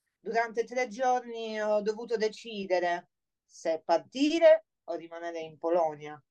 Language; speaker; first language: Italian; non-native, fluent; Polish